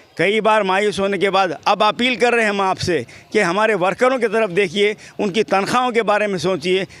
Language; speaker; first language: Urdu; native; Urdu